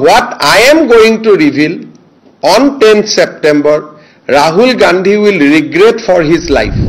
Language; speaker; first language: English; non-native, local second language; Assamese